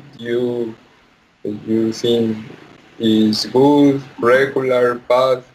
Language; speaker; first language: English; non-native, learner; Spanish